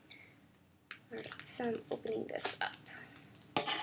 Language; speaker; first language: English; native; English